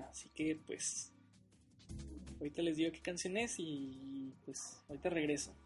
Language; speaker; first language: Spanish; native; Spanish